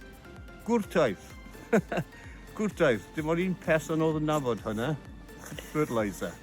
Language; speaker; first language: Welsh; non-native, learner; English